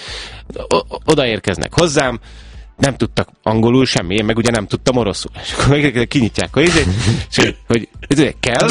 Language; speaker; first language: Hungarian; native; Hungarian